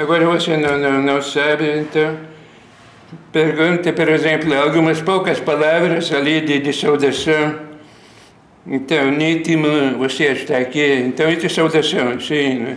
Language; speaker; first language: Portuguese; non-native, fluent; Lithuanian